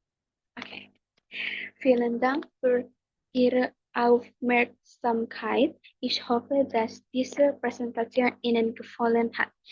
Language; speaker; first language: German; non-native, learner; Indonesian